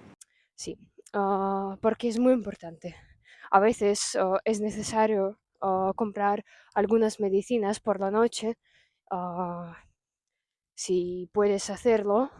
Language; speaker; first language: Spanish; non-native, fluent; Russian